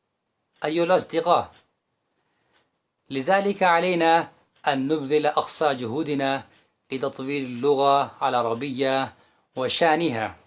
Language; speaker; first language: Arabic; non-native, fluent; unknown